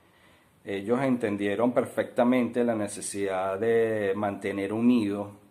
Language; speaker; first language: Spanish; native; Spanish